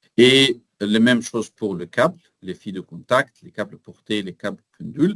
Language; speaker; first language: French; non-native, learner; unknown